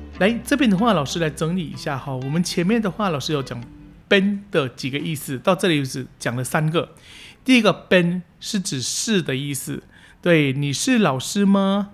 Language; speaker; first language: Chinese; early bilingual, heritage; Chinese